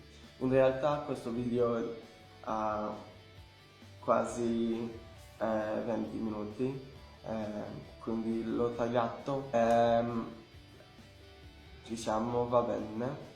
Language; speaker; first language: Italian; non-native, learner; Portuguese